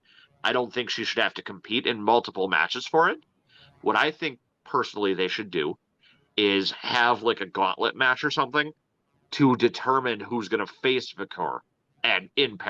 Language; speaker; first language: English; native; English